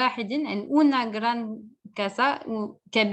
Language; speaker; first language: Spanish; non-native, fluent; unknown